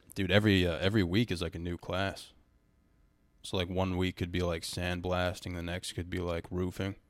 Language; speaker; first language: English; native; English